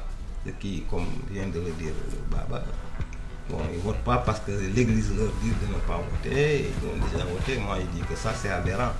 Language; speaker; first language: French; non-native, local second language; Wolof